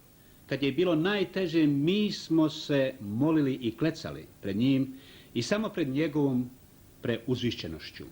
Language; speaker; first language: Croatian; native; Croatian